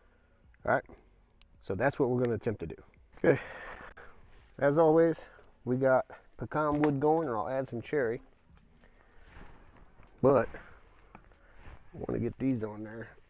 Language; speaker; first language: English; native; English